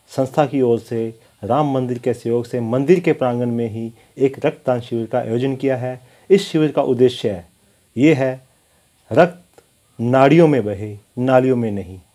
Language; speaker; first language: Hindi; non-native, local second language; Punjabi